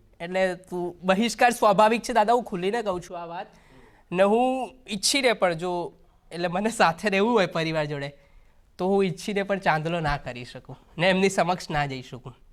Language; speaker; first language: Gujarati; non-native, local second language; Hindi